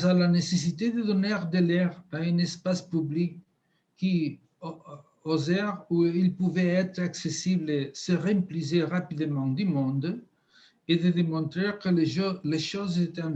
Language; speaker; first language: French; non-native, fluent; Spanish